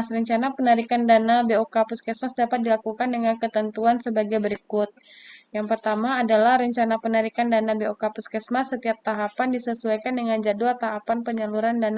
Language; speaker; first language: Indonesian; native; Indonesian